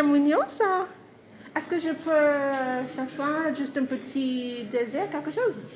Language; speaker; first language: French; non-native, learner; English